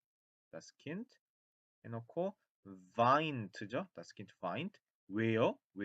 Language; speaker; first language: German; non-native, fluent; Korean